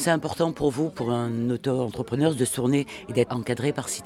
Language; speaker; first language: French; native; French